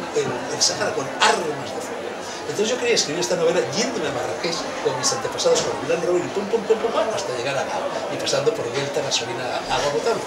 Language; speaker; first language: Spanish; native; Spanish